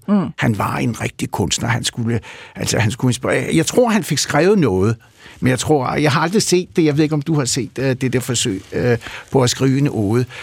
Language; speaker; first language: Danish; early bilingual, other home language; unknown